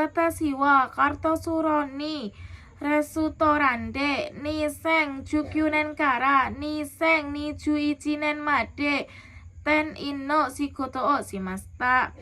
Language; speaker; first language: Japanese; non-native, learner; Indonesian